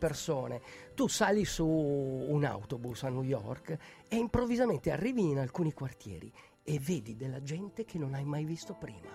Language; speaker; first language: Italian; native; Italian